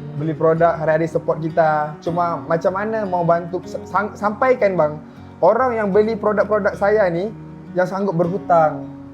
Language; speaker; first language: Malay; native; Malay